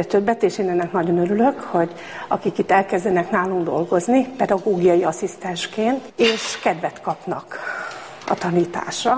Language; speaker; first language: Hungarian; native; Hungarian